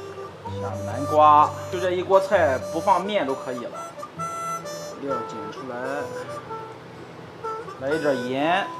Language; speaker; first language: Chinese; native; Chinese